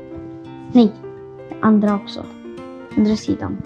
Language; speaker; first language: Swedish; non-native, learner; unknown